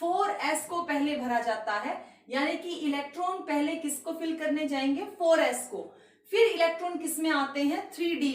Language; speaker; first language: Hindi; native; Hindi